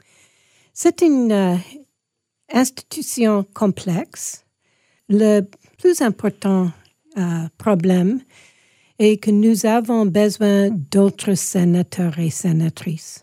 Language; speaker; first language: French; non-native, fluent; English